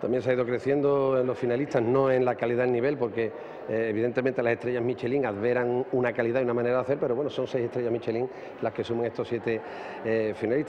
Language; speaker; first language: Spanish; native; Spanish